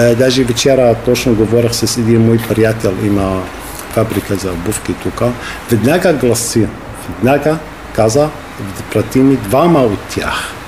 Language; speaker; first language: Bulgarian; non-native, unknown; Arabic